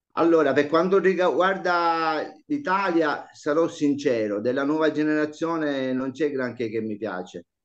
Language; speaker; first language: Italian; native; Italian